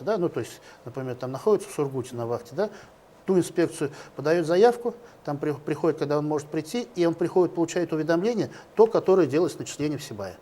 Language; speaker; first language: Russian; native; Russian